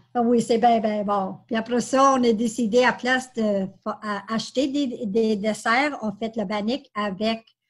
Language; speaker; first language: French; native; French